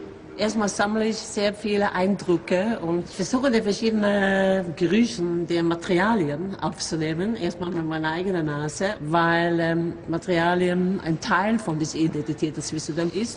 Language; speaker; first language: German; non-native, fluent; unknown